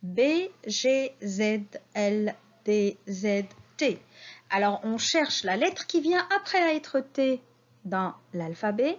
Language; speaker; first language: French; non-native, local second language; Arabic